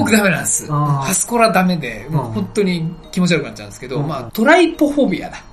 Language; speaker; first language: Japanese; native; Japanese